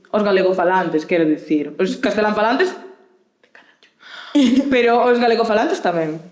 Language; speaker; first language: Galician; native; Galician